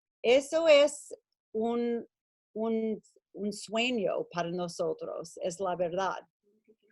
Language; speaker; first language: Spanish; non-native, learner; English